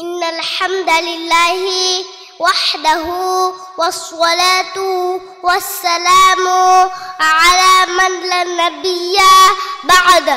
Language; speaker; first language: Arabic; non-native, learner; Bangla